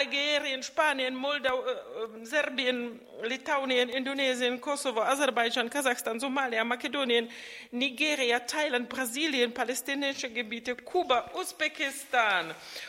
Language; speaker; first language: German; non-native, fluent; Czech